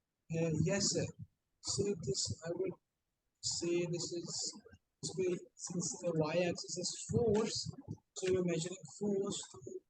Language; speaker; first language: English; non-native, local second language; Urdu